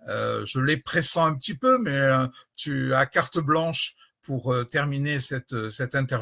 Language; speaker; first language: French; native; French